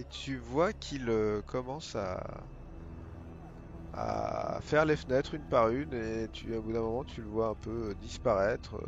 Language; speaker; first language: French; native; French